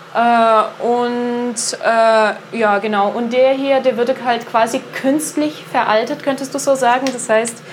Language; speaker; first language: German; non-native, fluent; Russian